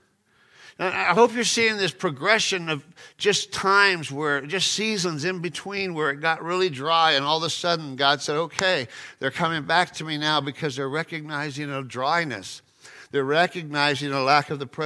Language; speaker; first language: English; native; English